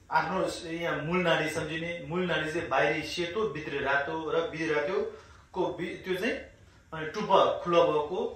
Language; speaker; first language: Nepali; non-native, local second language; Sherpa